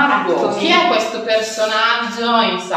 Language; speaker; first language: Italian; native; Italian